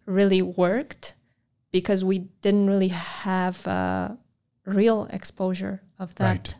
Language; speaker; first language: English; non-native, fluent; Polish